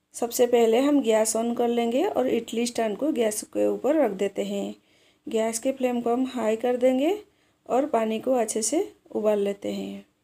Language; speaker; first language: Hindi; native; Hindi